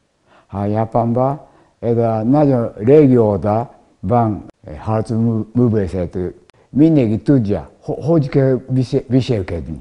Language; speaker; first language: Hungarian; non-native, learner; Japanese